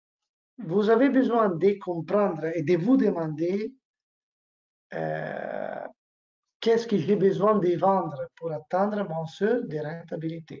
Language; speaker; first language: French; non-native, learner; Italian